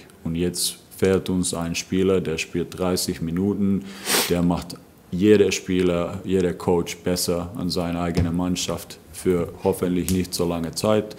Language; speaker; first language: German; non-native, fluent; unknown